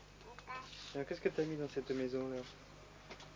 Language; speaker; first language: French; native; French